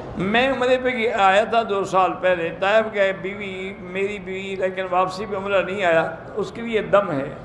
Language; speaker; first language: Urdu; native; Urdu